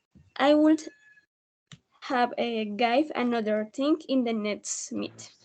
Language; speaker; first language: English; non-native, learner; Spanish